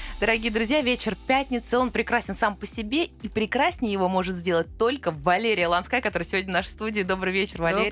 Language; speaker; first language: Russian; native; Russian